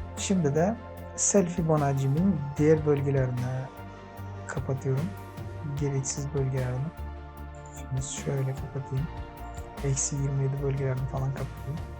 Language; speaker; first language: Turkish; non-native, fluent; Uzbek